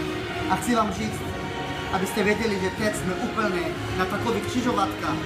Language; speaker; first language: Czech; early bilingual, heritage; Czech